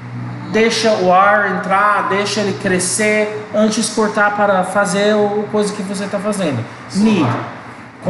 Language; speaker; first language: Portuguese; non-native, learner; English